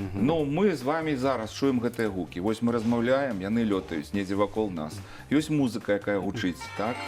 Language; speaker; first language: Belarusian; native; Belarusian